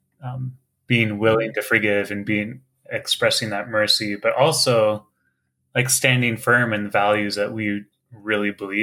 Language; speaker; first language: English; native; English